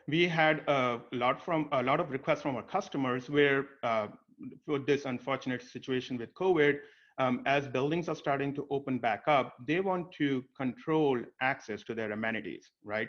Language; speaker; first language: English; non-native, local second language; Hindi